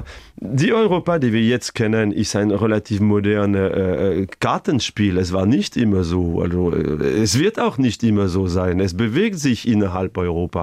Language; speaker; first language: German; non-native, fluent; French